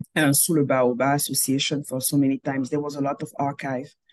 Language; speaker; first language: English; non-native, local second language; French